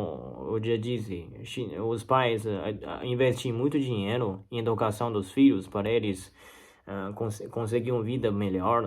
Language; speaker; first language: Portuguese; non-native, learner; Chinese